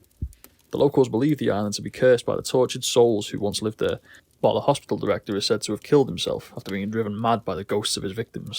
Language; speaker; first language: English; native; English